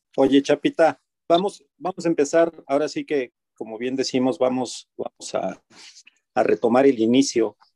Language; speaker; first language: Spanish; native; Spanish